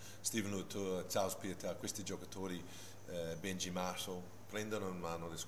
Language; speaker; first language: Italian; non-native, fluent; English